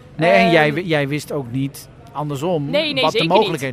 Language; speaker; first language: Dutch; native; Dutch